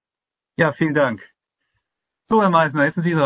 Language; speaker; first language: German; native; German